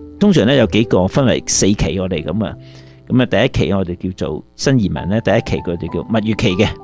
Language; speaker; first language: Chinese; non-native, local second language; Cantonese